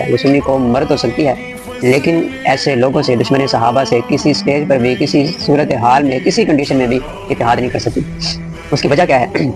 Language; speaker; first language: Urdu; native; Urdu